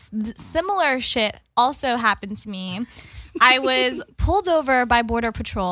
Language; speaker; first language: English; non-native, local second language; Filipino